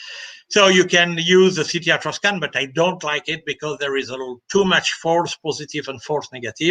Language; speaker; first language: English; non-native, fluent; French